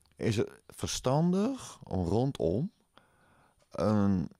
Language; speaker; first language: Dutch; native; Dutch